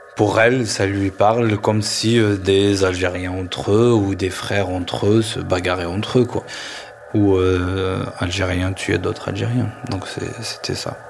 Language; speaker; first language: French; non-native, local second language; Kabyle